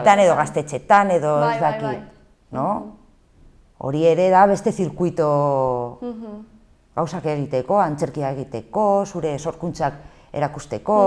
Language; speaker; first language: Basque; non-native, local second language; Spanish